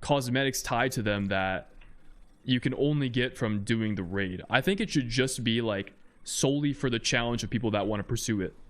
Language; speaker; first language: English; native; English